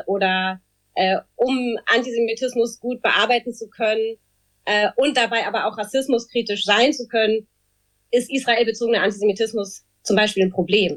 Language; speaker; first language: German; native; German